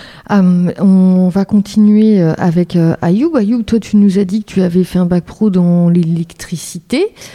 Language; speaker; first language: French; native; French